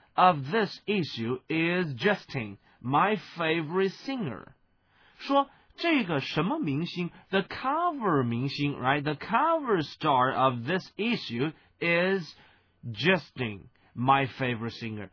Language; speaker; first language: English; non-native, fluent; Chinese